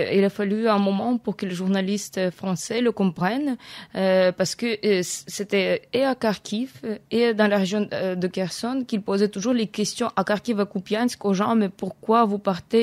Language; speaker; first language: French; non-native, fluent; Ukrainian